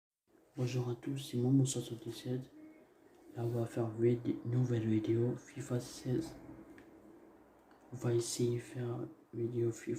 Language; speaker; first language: French; non-native, learner; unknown